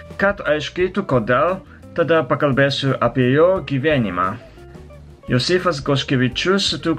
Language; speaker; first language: Lithuanian; non-native, fluent; Japanese